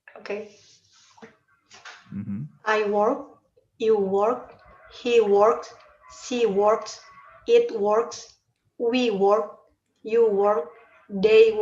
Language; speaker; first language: English; non-native, learner; Indonesian